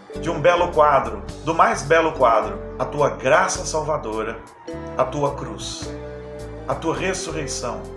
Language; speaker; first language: Portuguese; native; Portuguese